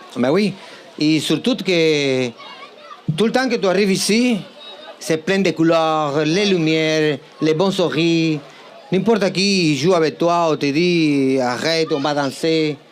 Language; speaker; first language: French; non-native, fluent; Spanish